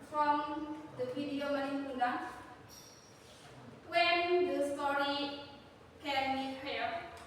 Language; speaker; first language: English; non-native, learner; Indonesian